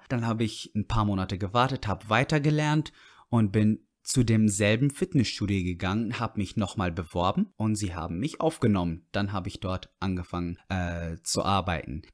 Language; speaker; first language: German; non-native, fluent; Arabic